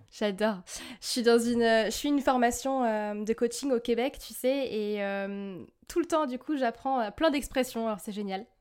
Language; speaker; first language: French; native; French